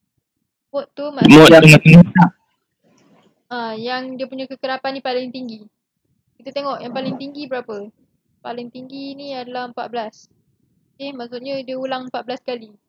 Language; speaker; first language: Malay; native; Malay